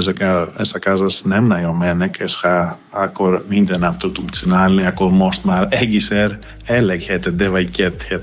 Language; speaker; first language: Hungarian; non-native, fluent; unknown